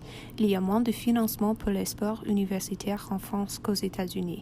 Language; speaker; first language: French; non-native, learner; English